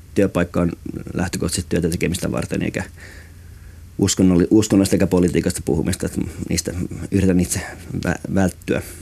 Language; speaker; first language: Finnish; native; Finnish